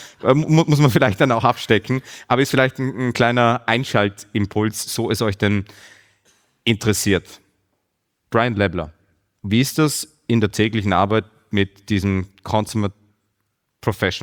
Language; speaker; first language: German; native; German